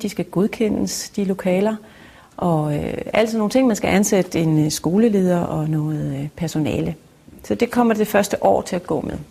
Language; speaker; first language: Danish; native; Danish